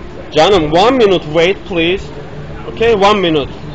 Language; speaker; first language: English; non-native, learner; Turkish